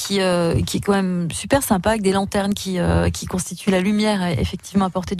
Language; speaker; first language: French; native; French